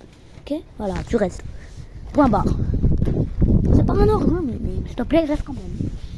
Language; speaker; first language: French; native; French